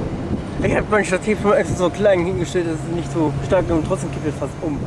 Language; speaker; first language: German; native; German